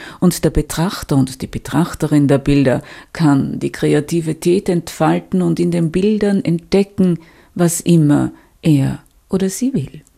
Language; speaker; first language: German; native; German